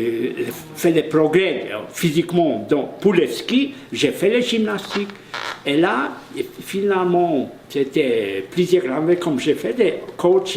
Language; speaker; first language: French; non-native, fluent; Polish